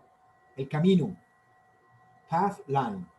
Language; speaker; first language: English; non-native, fluent; Spanish